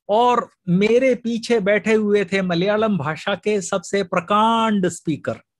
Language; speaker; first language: Hindi; non-native, local second language; Malayalam